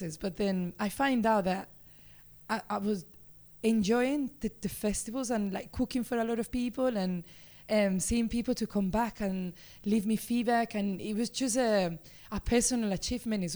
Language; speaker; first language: English; non-native, fluent; Spanish